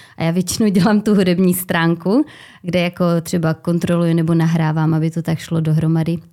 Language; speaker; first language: Czech; native; Czech